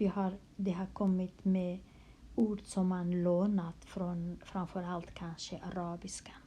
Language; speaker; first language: Swedish; non-native, local second language; Kurdish